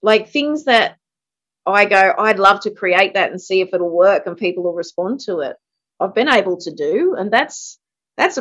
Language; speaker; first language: English; native; English